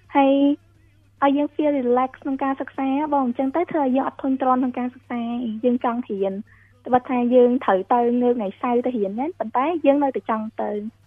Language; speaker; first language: Khmer; early bilingual, heritage; Khmer